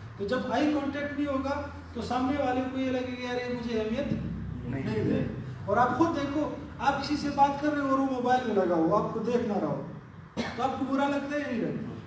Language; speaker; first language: Urdu; non-native, local second language; Pashto